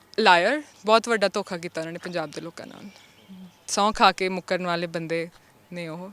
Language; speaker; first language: Punjabi; early bilingual, heritage; Punjabi